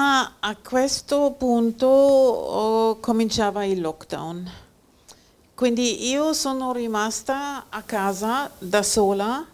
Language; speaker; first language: Italian; non-native, fluent; German